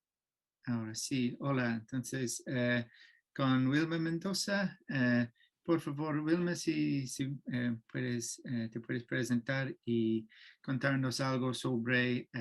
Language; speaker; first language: Spanish; non-native, fluent; English